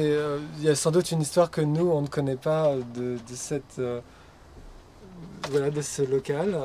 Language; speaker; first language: French; native; French